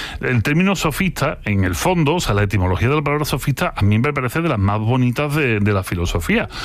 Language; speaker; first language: Spanish; native; Spanish